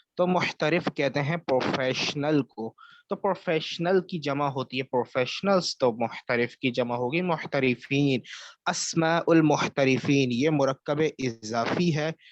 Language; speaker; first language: Urdu; native; Urdu